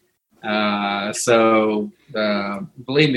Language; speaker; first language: English; native; English